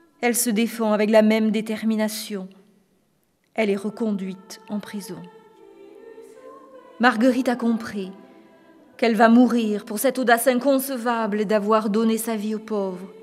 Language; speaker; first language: French; native; French